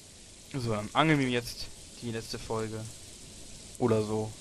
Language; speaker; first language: German; native; German